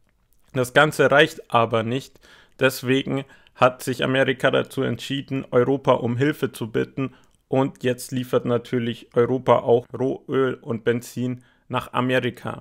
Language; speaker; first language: German; native; German